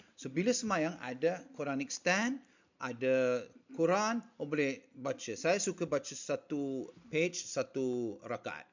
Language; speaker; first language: Malay; non-native, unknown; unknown